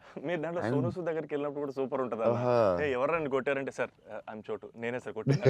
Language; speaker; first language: Telugu; native; Telugu